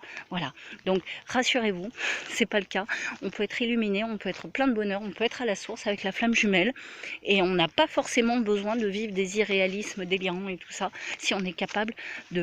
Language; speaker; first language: French; native; French